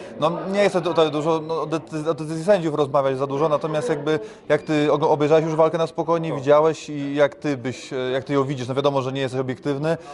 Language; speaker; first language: Polish; native; Polish